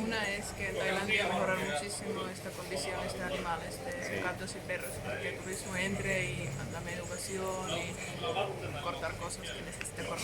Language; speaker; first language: Spanish; non-native, learner; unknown